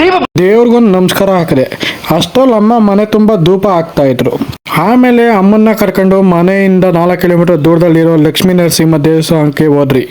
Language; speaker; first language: Kannada; native; Kannada